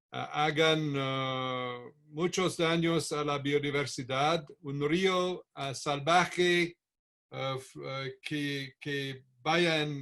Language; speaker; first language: Spanish; non-native, learner; English